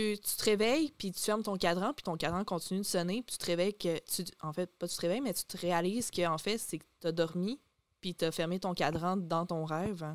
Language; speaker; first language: French; native; French